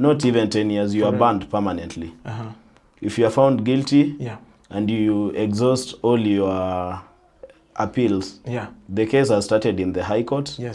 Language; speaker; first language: English; non-native, local second language; Swahili